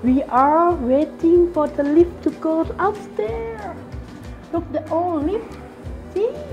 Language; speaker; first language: English; non-native, learner; Thai